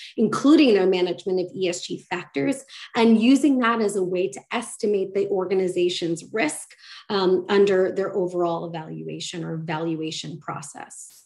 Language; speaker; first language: English; native; English